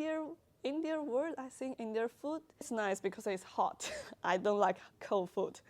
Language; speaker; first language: English; non-native, learner; Chinese